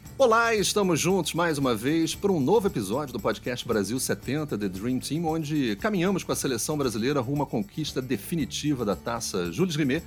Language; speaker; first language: Portuguese; native; Portuguese